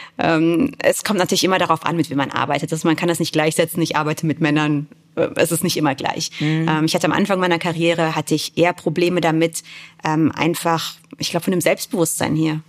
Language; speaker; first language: German; native; German